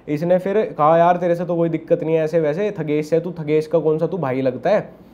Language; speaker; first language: Hindi; native; Hindi